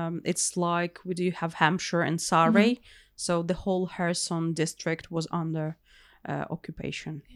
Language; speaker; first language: English; non-native, fluent; Ukrainian